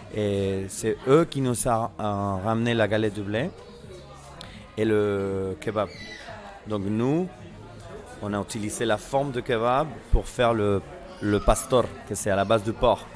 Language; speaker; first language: French; non-native, fluent; Spanish